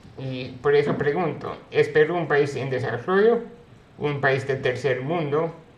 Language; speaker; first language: Spanish; non-native, fluent; English